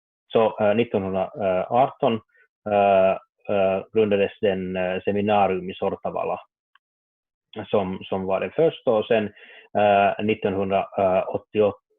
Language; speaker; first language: Swedish; non-native, learner; Finnish